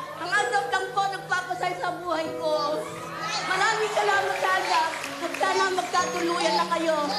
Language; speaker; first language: Filipino; native; Filipino